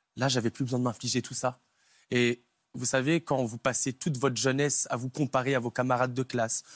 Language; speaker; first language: French; native; French